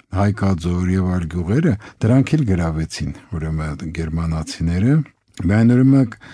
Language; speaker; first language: Armenian; native; Armenian